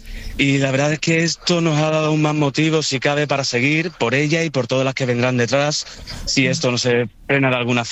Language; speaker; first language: Spanish; native; Spanish